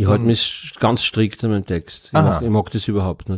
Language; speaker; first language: German; native; German